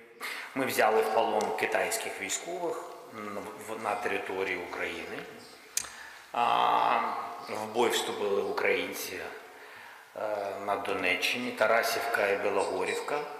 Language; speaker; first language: Ukrainian; non-native, local second language; Russian